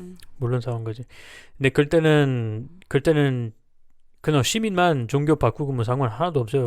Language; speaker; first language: Korean; non-native, learner; French